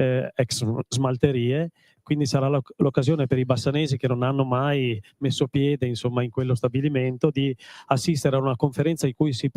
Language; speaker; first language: Italian; native; Italian